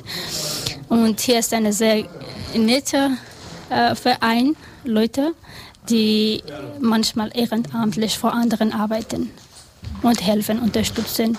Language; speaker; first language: German; non-native, learner; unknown